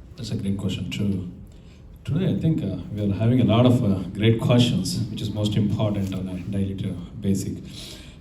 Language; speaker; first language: English; non-native, local second language; Telugu